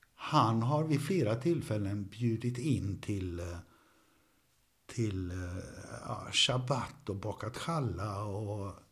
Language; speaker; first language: Swedish; early bilingual, other home language; Yiddish